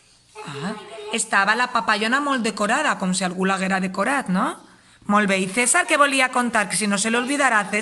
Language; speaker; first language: Catalan; native; Catalan